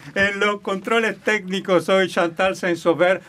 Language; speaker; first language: Spanish; native; Spanish